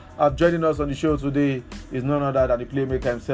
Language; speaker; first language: English; non-native, local second language; Yoruba